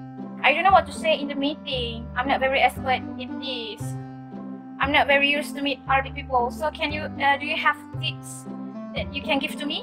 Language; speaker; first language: English; non-native, learner; Malay